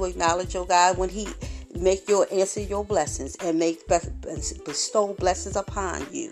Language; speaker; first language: English; native; English